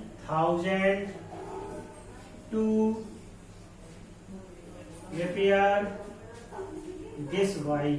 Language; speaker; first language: Hindi; native; Hindi